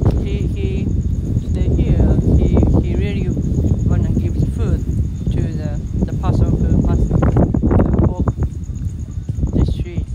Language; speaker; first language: English; non-native, fluent; Japanese